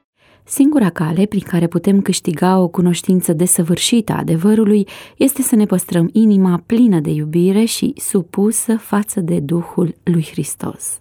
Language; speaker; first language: Romanian; native; Romanian